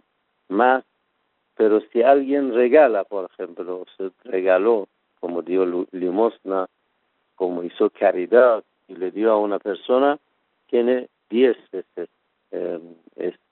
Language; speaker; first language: Spanish; non-native, fluent; Persian